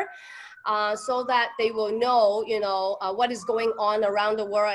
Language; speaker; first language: English; non-native, local second language; Cantonese